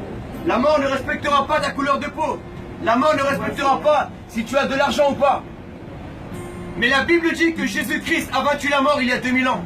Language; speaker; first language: French; native; French